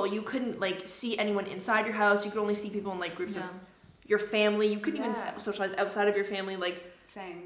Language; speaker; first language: English; native; English